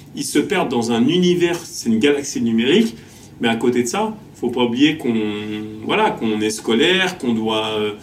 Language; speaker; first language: French; native; French